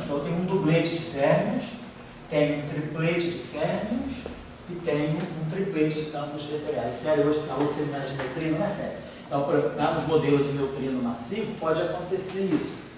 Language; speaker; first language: Portuguese; native; Portuguese